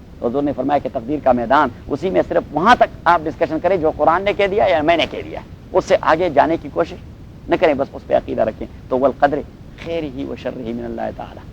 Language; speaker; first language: Urdu; non-native, local second language; Pashto